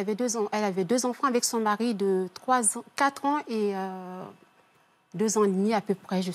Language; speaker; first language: French; early bilingual, other home language; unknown